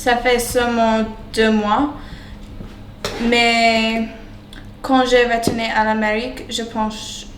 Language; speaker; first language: French; non-native, learner; English